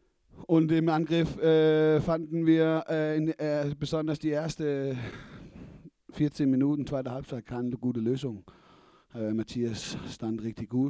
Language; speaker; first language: German; non-native, fluent; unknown